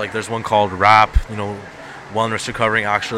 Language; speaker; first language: English; non-native, fluent; Punjabi